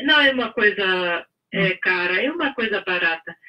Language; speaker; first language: Portuguese; non-native, fluent; English